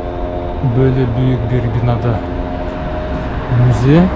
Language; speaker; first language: Turkish; non-native, learner; Bashkir